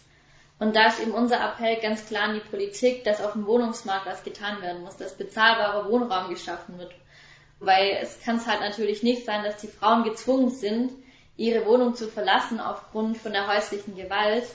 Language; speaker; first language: German; native; German